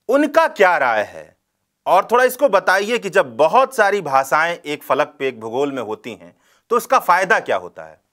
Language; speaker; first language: Hindi; native; Hindi